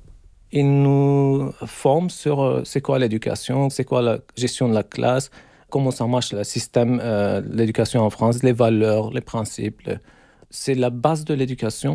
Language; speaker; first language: French; non-native, fluent; Turkish